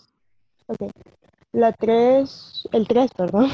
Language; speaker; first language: Spanish; non-native, learner; English